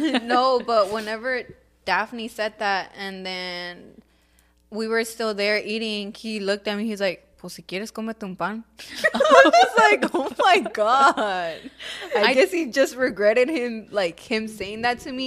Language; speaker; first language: English; early bilingual, other home language; Spanish